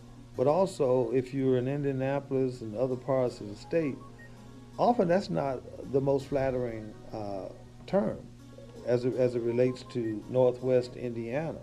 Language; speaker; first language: English; native; English